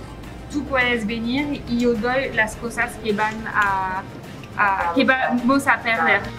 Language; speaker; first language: Spanish; non-native, fluent; French